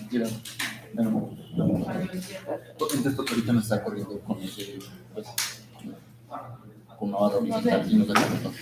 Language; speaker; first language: Spanish; native; Spanish